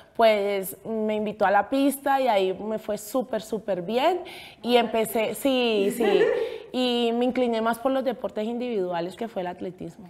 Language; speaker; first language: Spanish; native; Spanish